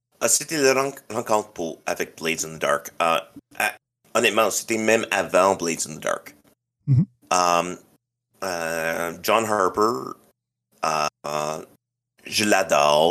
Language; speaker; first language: French; non-native, local second language; English